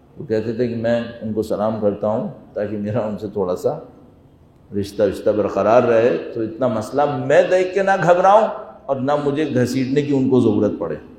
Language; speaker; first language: Urdu; non-native, fluent; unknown